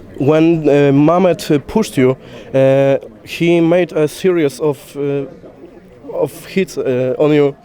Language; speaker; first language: English; non-native, fluent; Polish